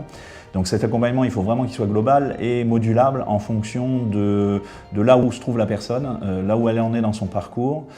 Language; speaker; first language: French; native; French